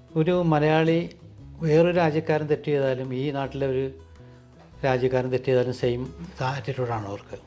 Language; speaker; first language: Malayalam; native; Malayalam